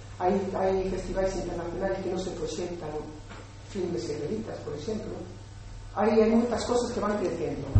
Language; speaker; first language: Galician; non-native, local second language; Spanish